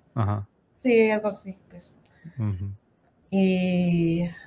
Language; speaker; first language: Spanish; non-native, learner; English